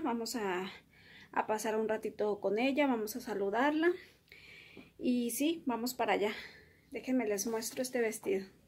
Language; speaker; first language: Spanish; early bilingual, heritage; Spanish